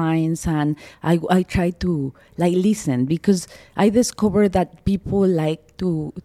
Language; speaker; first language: English; non-native, fluent; Spanish